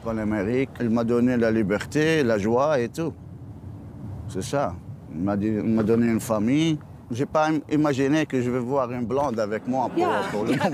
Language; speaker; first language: French; non-native, local second language; Arabic